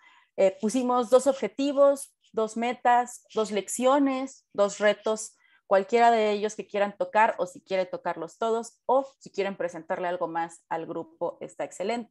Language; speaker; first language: Spanish; native; Spanish